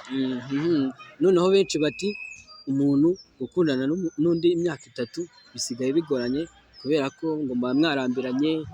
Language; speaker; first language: Kinyarwanda; native; Kinyarwanda